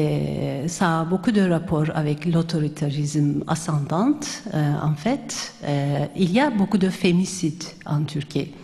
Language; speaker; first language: French; non-native, fluent; Turkish